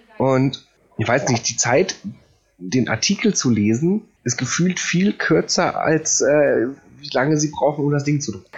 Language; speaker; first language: German; early bilingual, other home language; Polish